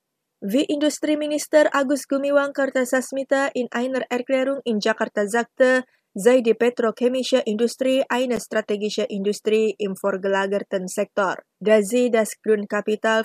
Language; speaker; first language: German; non-native, fluent; Indonesian